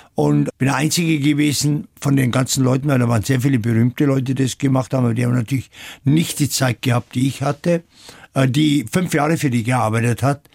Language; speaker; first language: German; native; German